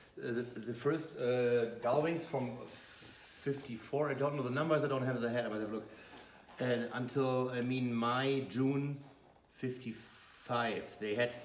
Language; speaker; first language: English; non-native, fluent; German